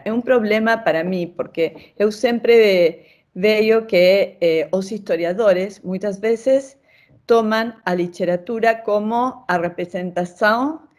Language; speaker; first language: Portuguese; non-native, fluent; Spanish